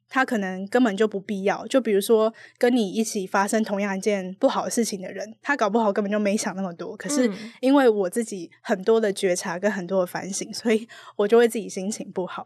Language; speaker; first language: Chinese; native; Chinese